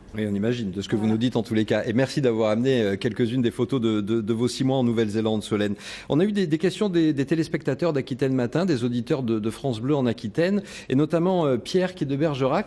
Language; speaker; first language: French; native; French